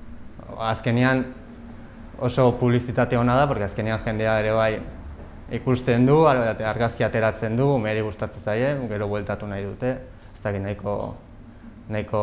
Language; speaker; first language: Basque; non-native, local second language; Spanish